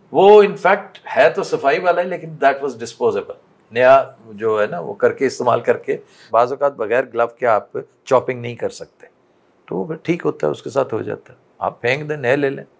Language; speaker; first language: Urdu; non-native, local second language; Punjabi